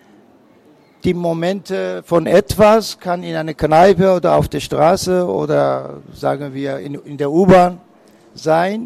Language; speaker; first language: German; non-native, fluent; Persian